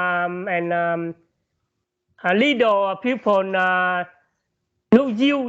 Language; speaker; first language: English; non-native, learner; Vietnamese